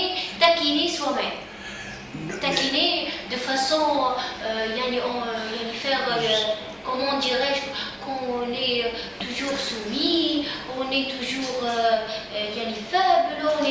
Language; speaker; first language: French; non-native, local second language; Arabic